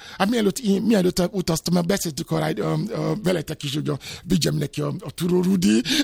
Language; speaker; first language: Hungarian; non-native, fluent; Yoruba